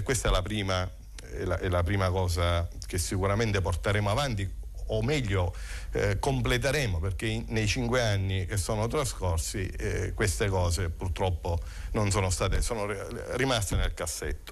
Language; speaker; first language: Italian; native; Italian